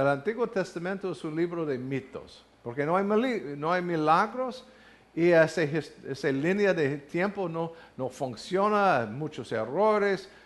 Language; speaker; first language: Spanish; non-native, fluent; English